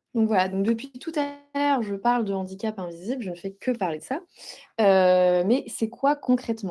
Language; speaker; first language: French; native; French